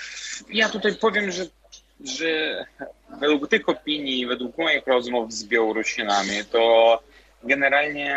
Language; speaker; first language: Polish; non-native, fluent; Belarusian